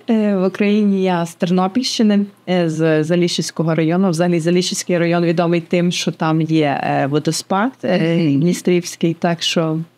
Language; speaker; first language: Ukrainian; native; Ukrainian